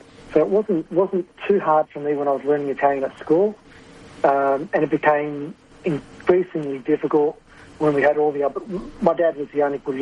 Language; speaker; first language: English; non-native, local second language; Italian